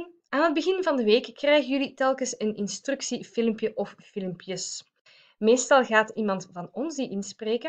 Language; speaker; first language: Dutch; native; Dutch